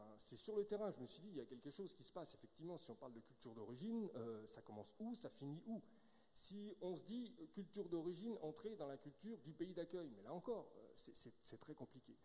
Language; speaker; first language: French; native; French